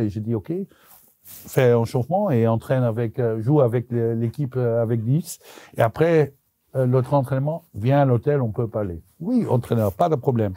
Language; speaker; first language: French; non-native, local second language; Dutch